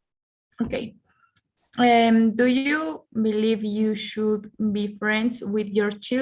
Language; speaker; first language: English; non-native, learner; Spanish